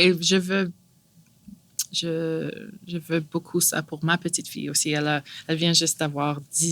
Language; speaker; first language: French; non-native, local second language; English